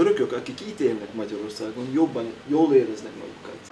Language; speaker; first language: Hungarian; non-native, fluent; Turkish